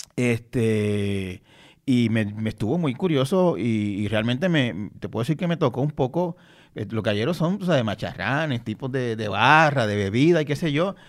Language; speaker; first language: Spanish; native; Spanish